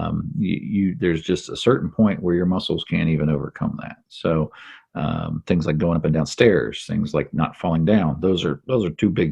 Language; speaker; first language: English; native; English